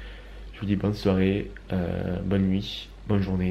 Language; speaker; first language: French; native; French